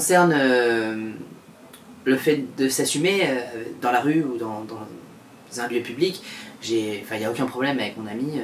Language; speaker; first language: French; native; French